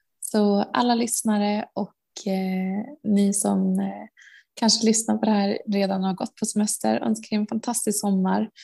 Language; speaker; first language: Swedish; native; Swedish